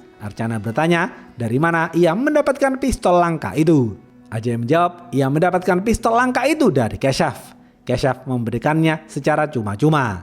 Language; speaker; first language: Indonesian; native; Indonesian